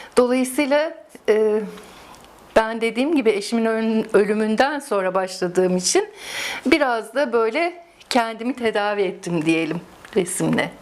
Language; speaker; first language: Turkish; early bilingual, heritage; Turkish